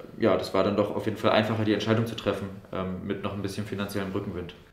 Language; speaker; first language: German; native; German